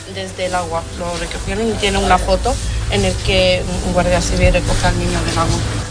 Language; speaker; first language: Spanish; non-native, fluent; Italian